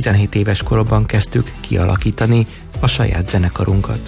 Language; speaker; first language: Hungarian; native; Hungarian